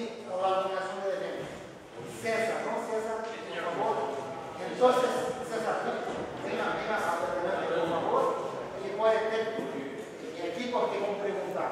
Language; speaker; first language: Spanish; non-native, fluent; Portuguese